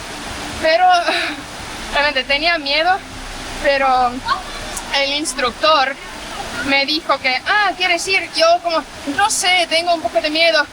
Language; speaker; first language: Spanish; non-native, fluent; Estonian